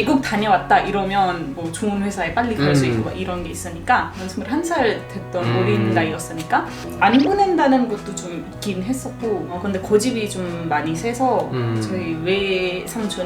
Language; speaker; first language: Korean; non-native, fluent; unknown